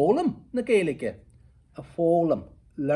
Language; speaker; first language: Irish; non-native, local second language; English